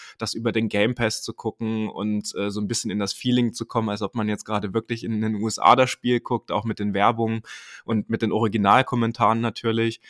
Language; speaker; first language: German; native; German